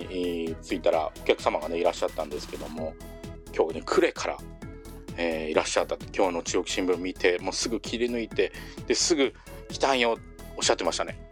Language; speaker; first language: Japanese; native; Japanese